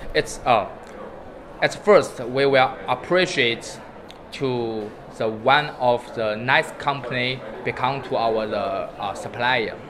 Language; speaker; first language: English; non-native, learner; Chinese